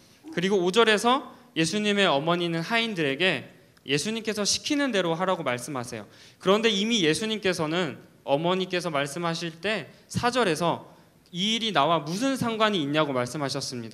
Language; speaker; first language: Korean; native; Korean